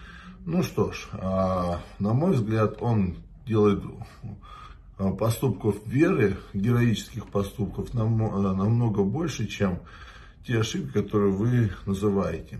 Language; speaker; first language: Russian; native; Russian